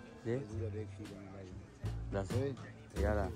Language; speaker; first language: Arabic; non-native, learner; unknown